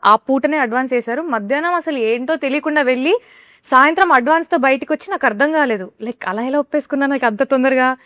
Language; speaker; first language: Telugu; native; Telugu